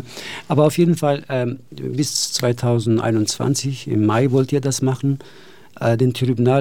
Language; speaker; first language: German; non-native, fluent; Turkish